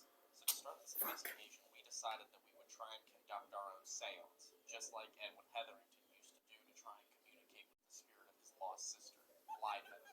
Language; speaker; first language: English; native; English